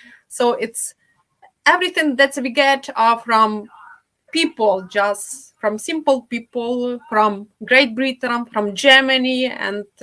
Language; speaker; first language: English; non-native, fluent; Ukrainian